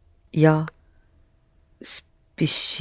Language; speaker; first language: Russian; non-native, learner; English